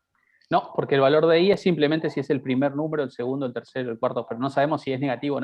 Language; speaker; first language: Spanish; native; Spanish